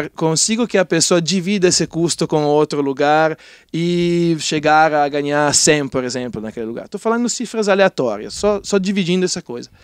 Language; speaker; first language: Portuguese; non-native, fluent; Italian